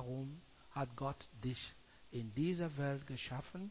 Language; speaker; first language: German; non-native, learner; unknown